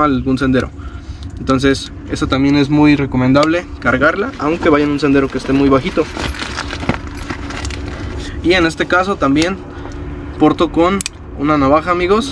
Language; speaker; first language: Spanish; native; Spanish